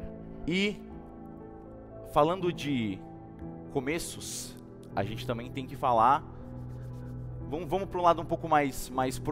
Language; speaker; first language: Portuguese; native; Portuguese